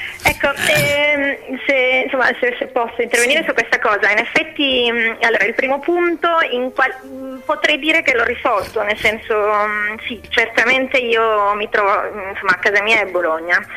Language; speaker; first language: Italian; non-native, fluent; Albanian